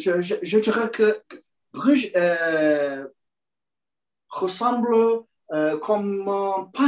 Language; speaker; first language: French; non-native, learner; Portuguese